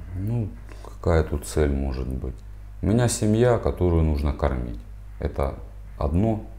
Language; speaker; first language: Russian; native; Russian